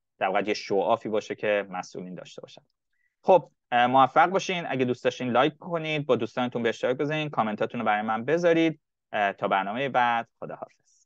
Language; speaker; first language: Persian; native; Persian